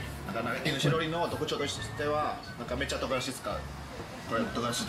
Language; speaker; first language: Japanese; non-native, fluent; Indonesian